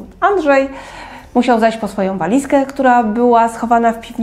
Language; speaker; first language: Polish; native; Polish